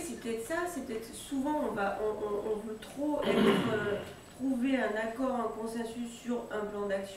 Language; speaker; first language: French; native; French